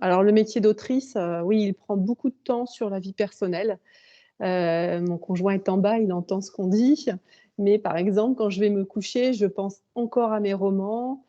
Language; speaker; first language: French; native; French